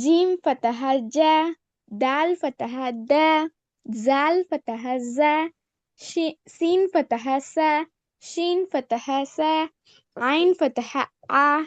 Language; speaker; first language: Arabic; non-native, learner; Tamil